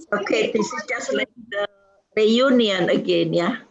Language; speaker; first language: English; non-native, fluent; Indonesian